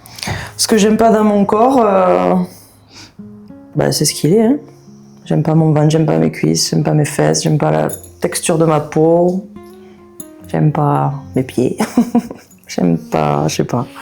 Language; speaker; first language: French; native; French